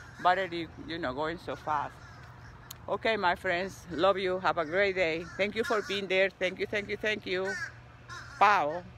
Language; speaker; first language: English; non-native, fluent; Spanish